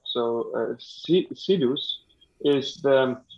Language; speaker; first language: English; non-native, fluent; Greek